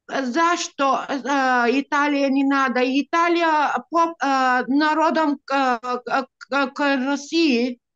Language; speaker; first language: Russian; non-native, learner; Italian